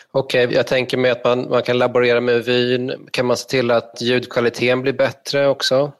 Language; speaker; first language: Swedish; native; Swedish